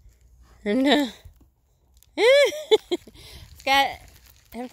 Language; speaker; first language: Swedish; non-native, learner; Cebuano